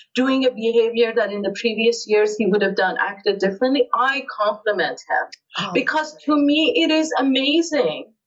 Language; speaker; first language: English; early bilingual, other home language; Persian